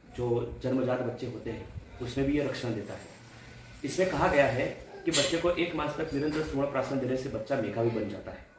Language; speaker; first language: Hindi; non-native, local second language; Gujarati